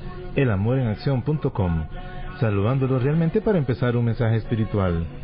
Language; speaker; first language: Spanish; native; Spanish